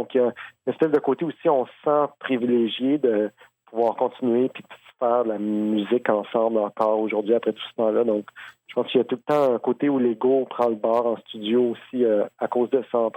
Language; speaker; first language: French; native; French